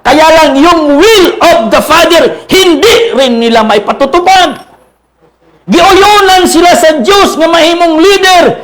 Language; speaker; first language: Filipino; non-native, local second language; Cebuano